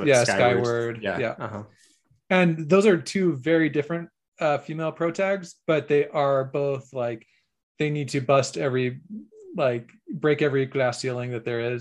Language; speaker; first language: English; native; English